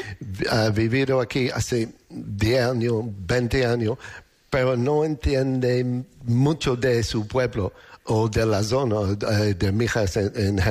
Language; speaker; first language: Spanish; non-native, learner; English